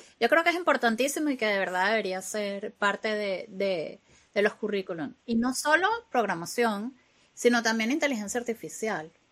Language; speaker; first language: Spanish; native; Spanish